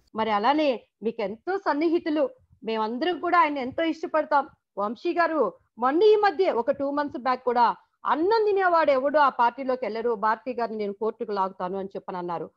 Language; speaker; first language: Telugu; native; Telugu